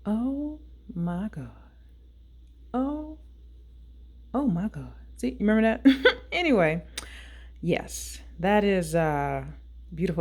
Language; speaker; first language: English; native; English